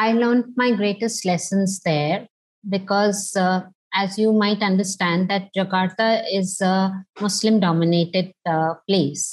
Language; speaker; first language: English; non-native, local second language; Hindi